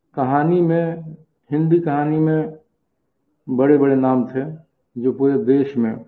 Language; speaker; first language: Hindi; native; Hindi